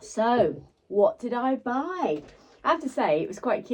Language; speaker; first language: English; native; English